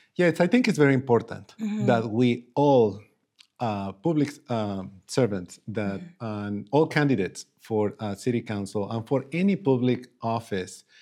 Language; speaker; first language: English; non-native, fluent; Spanish